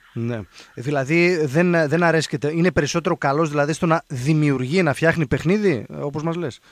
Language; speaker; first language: Greek; native; Greek